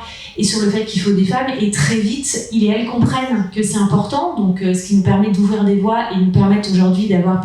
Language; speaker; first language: French; native; French